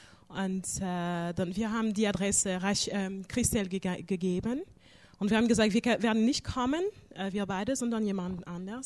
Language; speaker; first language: German; non-native, fluent; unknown